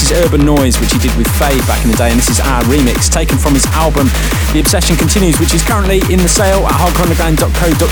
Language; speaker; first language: English; native; English